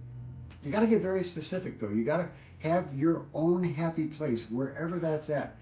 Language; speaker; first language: English; native; English